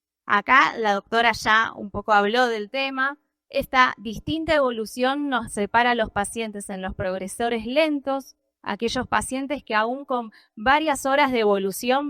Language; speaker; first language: Spanish; native; Spanish